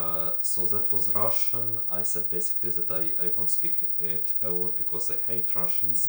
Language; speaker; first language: English; non-native, fluent; Ukrainian